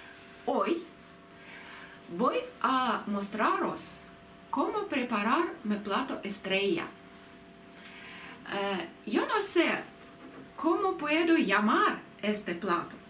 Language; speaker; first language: Spanish; non-native, learner; Russian